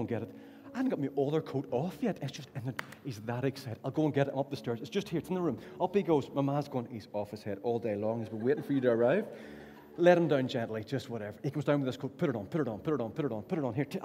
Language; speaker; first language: English; native; English